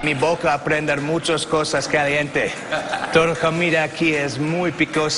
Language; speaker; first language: Spanish; non-native, learner; English